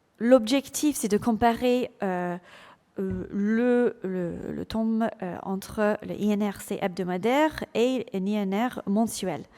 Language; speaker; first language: French; non-native, fluent; English